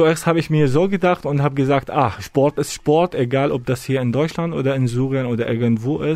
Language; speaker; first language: German; non-native, fluent; Arabic